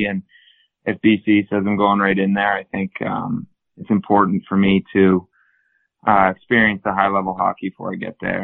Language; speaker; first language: English; native; English